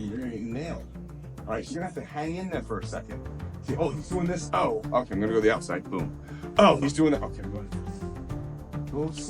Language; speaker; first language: English; native; English